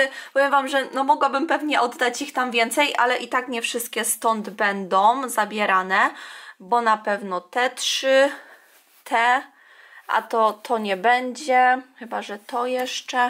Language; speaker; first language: Polish; native; Polish